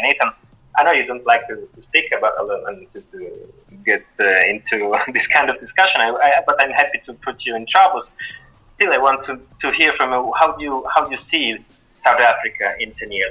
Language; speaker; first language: English; non-native, fluent; Italian